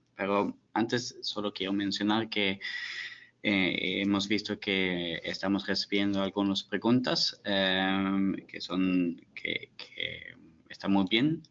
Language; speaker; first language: Spanish; non-native, fluent; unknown